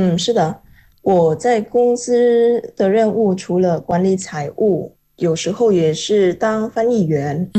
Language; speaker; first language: Chinese; non-native, fluent; Indonesian